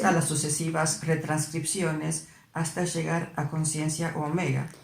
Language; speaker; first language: Spanish; native; Spanish